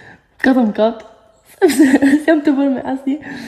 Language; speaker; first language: Albanian; early bilingual, heritage; Albanian